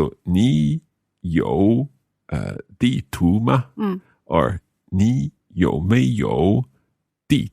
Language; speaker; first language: Chinese; non-native, learner; English